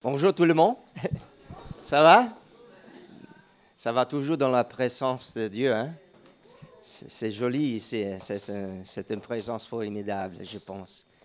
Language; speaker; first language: French; non-native, learner; English